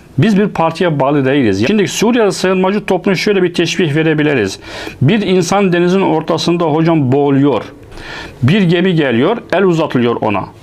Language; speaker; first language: Turkish; non-native, fluent; Arabic